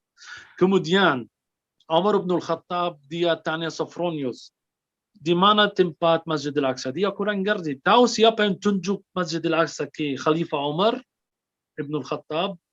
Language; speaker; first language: Indonesian; non-native, fluent; Arabic